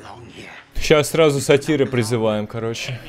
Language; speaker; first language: Russian; native; Russian